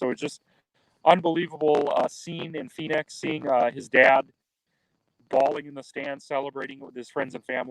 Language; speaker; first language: English; native; English